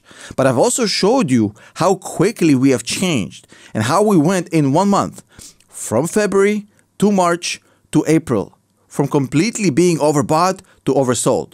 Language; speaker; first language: English; native; English